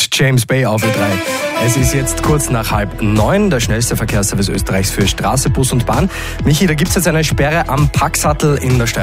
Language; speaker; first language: German; native; German